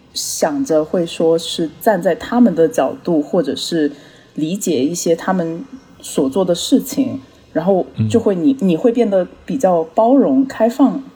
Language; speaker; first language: Chinese; early bilingual, heritage; Chinese